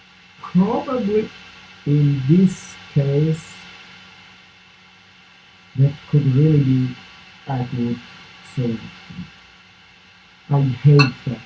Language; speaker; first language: English; non-native, fluent; Italian